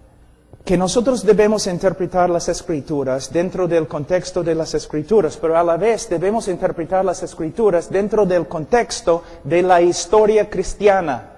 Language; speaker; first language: Spanish; non-native, fluent; English